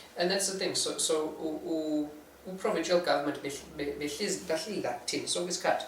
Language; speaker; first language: Zulu; non-native, local second language; English